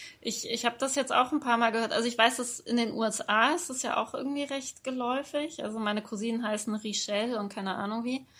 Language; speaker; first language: German; early bilingual, other home language; Persian